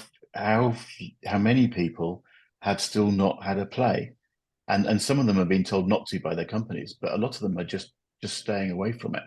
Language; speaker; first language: English; native; English